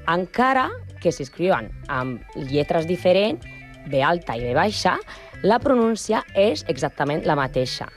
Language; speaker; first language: Catalan; non-native, learner; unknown